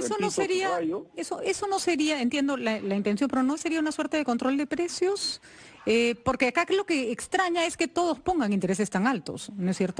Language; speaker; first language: Spanish; native; Spanish